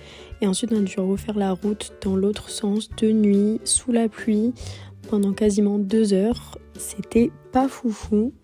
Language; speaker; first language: French; native; French